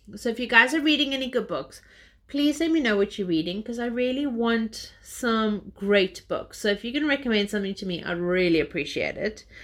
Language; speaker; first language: English; native; English